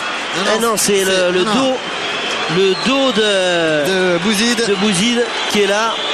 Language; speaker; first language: French; native; French